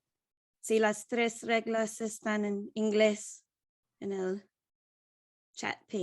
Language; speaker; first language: Spanish; non-native, learner; English